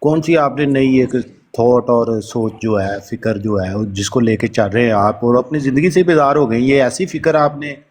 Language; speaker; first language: Urdu; non-native, local second language; Punjabi